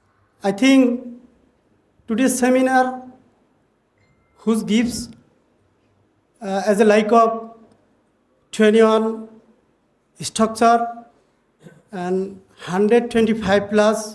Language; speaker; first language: English; non-native, learner; Bangla